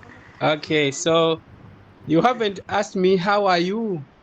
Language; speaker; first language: English; non-native, fluent; Nyanja